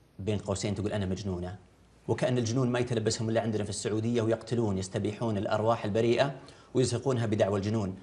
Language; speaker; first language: Arabic; native; Arabic